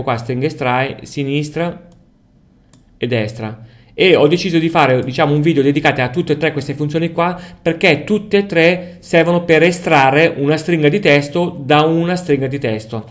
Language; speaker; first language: Italian; native; Italian